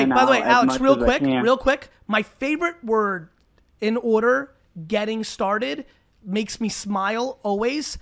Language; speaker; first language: English; early bilingual, other home language; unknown